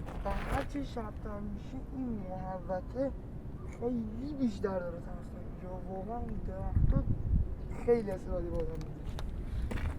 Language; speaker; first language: Persian; native; Persian